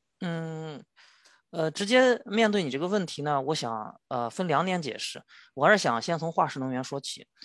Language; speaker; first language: Chinese; native; Chinese